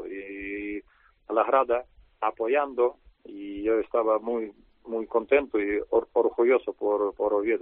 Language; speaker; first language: Spanish; non-native, learner; Russian